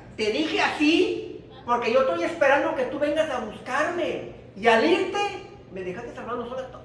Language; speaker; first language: Spanish; early bilingual, heritage; Spanish